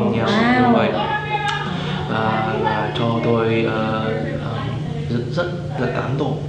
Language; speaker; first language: Vietnamese; non-native, learner; Chinese